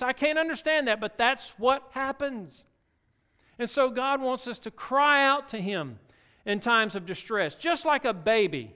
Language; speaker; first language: English; native; English